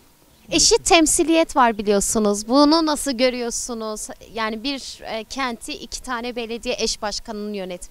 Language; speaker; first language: Turkish; native; Turkish